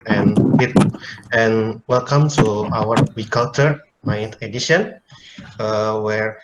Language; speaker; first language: English; non-native, learner; Indonesian